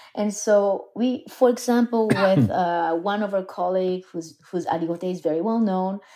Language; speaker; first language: English; non-native, fluent; Japanese